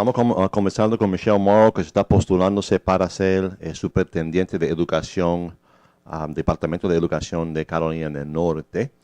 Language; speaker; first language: Spanish; early bilingual, heritage; English